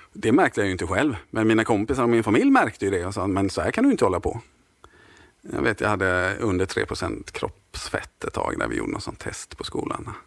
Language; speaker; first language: Swedish; native; Swedish